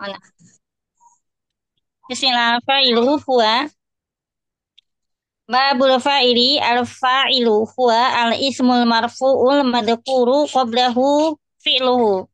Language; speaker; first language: Arabic; non-native, learner; Indonesian